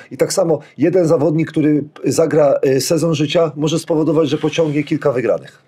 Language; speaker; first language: Polish; native; Polish